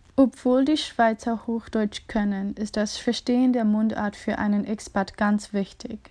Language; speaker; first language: German; non-native, learner; Chinese